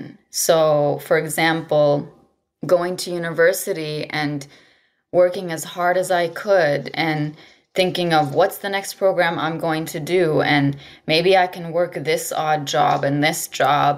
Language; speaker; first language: English; non-native, fluent; Arabic